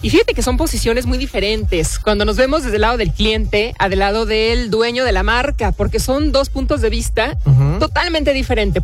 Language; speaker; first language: Spanish; native; Spanish